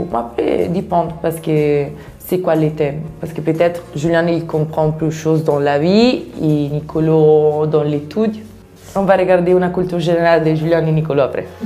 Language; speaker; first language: French; non-native, learner; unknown